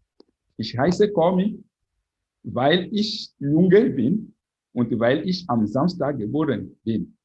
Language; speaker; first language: German; non-native, fluent; French